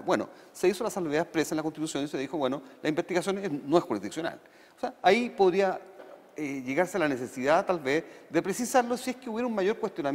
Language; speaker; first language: Spanish; native; Spanish